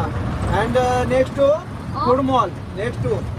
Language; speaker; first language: English; non-native, learner; Hindi